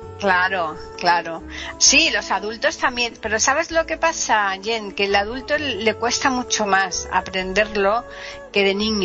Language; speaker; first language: Spanish; native; Spanish